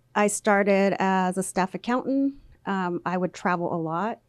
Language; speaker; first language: English; early bilingual, other home language; Spanish